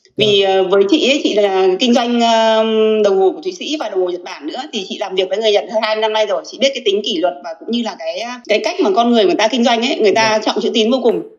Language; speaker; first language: Vietnamese; native; Vietnamese